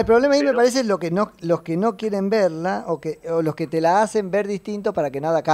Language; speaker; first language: Spanish; native; Spanish